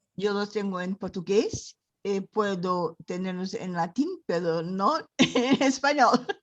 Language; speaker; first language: Spanish; non-native, learner; Portuguese